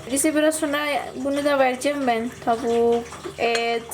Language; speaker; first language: Turkish; non-native, learner; Indonesian